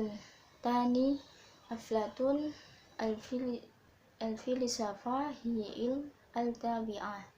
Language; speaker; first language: Arabic; non-native, learner; Indonesian